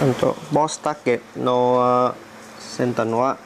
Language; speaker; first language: Japanese; non-native, learner; Vietnamese